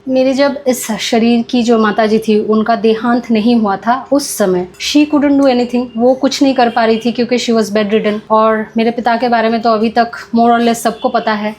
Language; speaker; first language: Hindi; non-native, local second language; Bangla